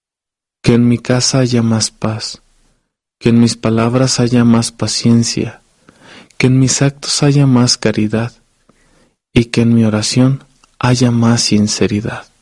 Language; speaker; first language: Spanish; native; Spanish